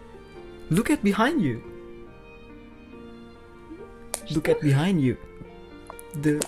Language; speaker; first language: English; non-native, fluent; Indonesian